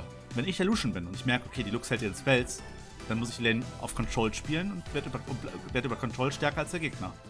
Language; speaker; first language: German; native; German